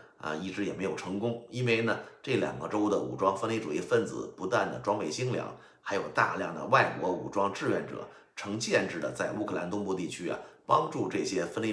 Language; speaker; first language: Chinese; native; Chinese